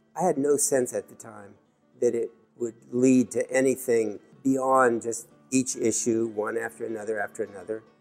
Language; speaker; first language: English; native; English